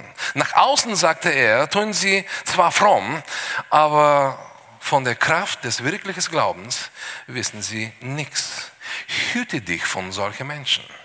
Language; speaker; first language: German; non-native, fluent; Bulgarian